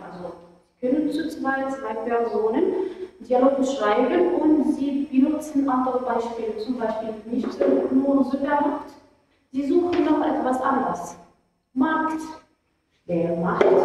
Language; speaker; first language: German; non-native, fluent; Arabic